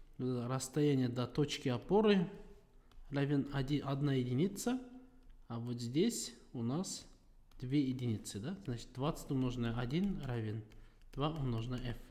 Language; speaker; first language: Russian; non-native, local second language; Kazakh